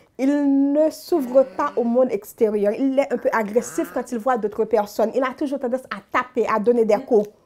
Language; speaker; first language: French; non-native, local second language; Haitian Creole